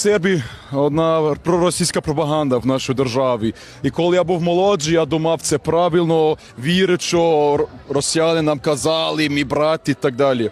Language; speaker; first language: Ukrainian; non-native, learner; Serbian